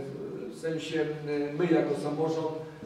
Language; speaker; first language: Polish; native; Polish